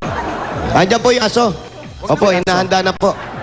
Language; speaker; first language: Filipino; native; Filipino